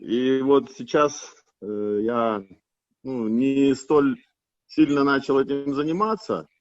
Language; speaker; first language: Russian; native; Russian